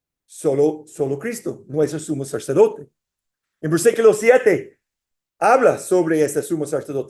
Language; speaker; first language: Spanish; non-native, fluent; English